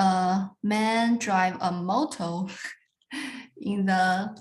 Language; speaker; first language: English; non-native, learner; Chinese